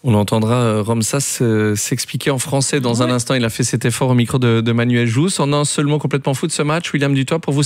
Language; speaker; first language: French; native; French